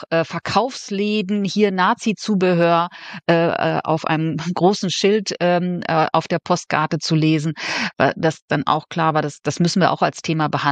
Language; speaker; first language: German; native; German